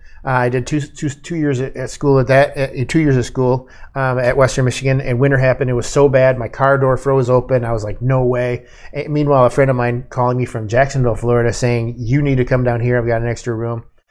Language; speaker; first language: English; native; English